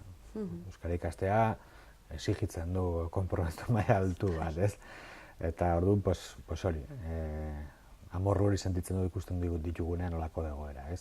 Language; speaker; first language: Basque; non-native, local second language; Spanish